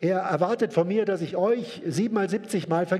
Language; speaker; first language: German; native; German